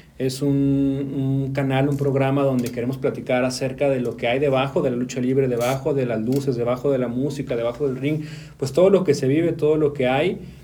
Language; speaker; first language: Spanish; native; Spanish